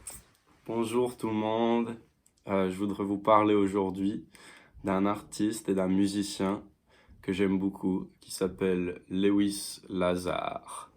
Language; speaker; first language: French; non-native, fluent; English